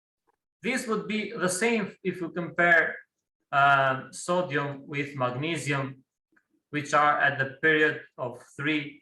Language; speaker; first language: English; non-native, fluent; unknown